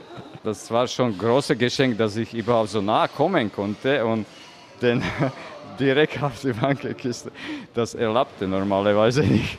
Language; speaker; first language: German; non-native, fluent; Slovak